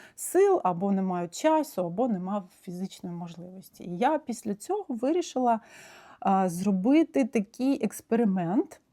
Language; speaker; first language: Ukrainian; non-native, local second language; Russian